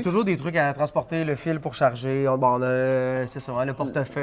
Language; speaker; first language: French; native; French